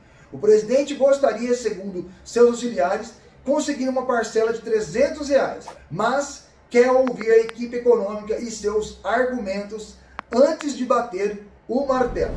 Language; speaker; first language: Portuguese; native; Portuguese